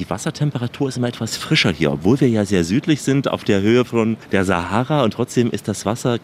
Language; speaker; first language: German; native; German